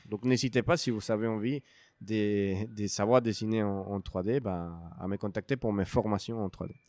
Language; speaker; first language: French; non-native, fluent; Spanish